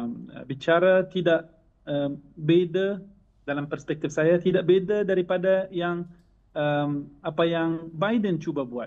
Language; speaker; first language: Indonesian; non-native, fluent; Arabic